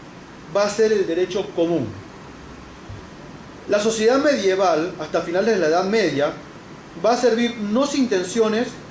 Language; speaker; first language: Spanish; native; Spanish